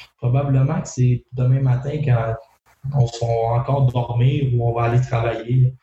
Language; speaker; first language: French; native; French